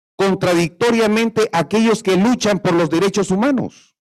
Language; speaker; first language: Spanish; native; Spanish